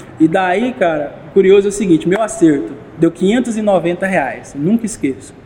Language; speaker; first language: Portuguese; native; Portuguese